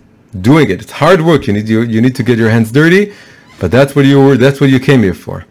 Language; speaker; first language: English; non-native, fluent; Hebrew